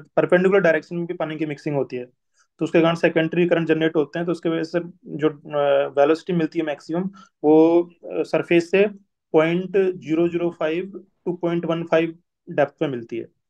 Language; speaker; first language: Hindi; native; Hindi